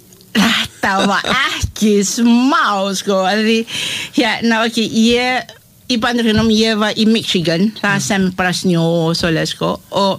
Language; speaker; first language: Icelandic; non-native, learner; Malay